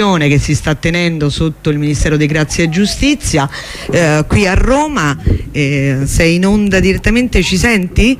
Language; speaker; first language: Italian; native; Italian